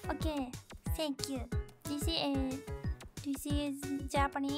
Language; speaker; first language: English; non-native, learner; Japanese